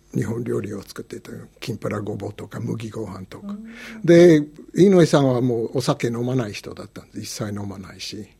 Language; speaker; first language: Japanese; non-native, fluent; English